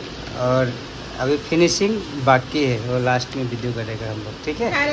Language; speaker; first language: Hindi; non-native, local second language; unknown